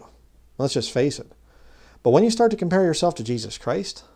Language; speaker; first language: English; native; English